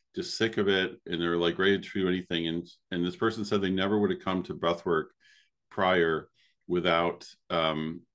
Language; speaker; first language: English; native; English